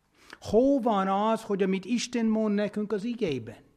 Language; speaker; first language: Hungarian; non-native, fluent; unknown